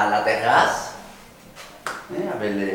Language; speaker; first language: French; non-native, fluent; Spanish